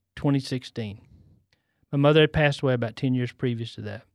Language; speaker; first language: English; native; English